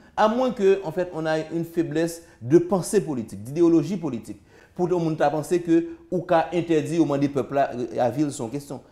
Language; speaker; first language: French; non-native, local second language; Haitian Creole